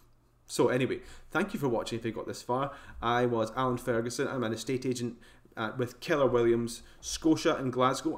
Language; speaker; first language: English; native; English